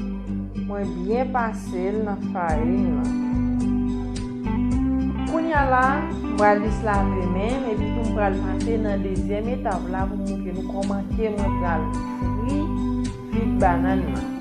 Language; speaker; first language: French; non-native, learner; Haitian Creole